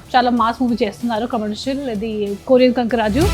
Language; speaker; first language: Telugu; non-native, local second language; Hindi